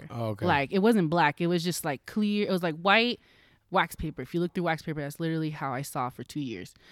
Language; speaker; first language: English; native; English